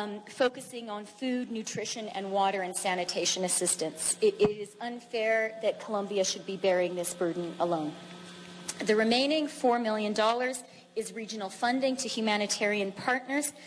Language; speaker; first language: English; native; English